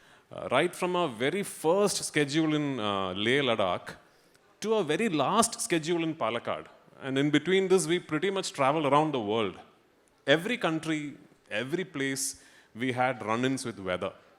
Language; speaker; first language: English; non-native, local second language; Malayalam